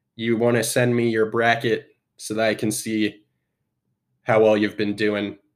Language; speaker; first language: English; native; English